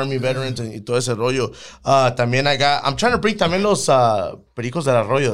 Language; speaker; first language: Spanish; early bilingual, heritage; Spanish